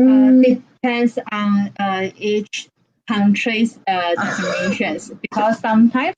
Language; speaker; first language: English; non-native, learner; Chinese